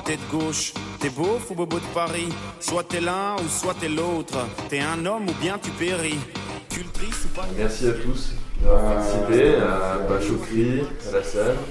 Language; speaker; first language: French; native; French